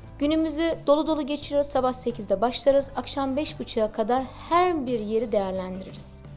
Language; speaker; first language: Turkish; early bilingual, heritage; Turkish